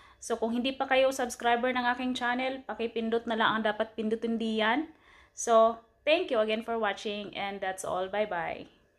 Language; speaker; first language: Filipino; non-native, local second language; Cebuano